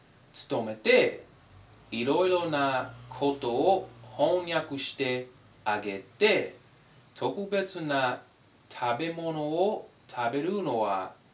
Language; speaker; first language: Japanese; non-native, fluent; English